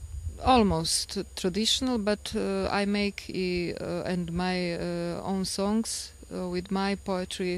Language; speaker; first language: English; non-native, learner; Croatian